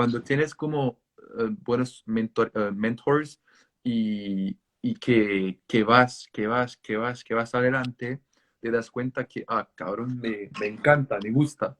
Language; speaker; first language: Spanish; non-native, fluent; French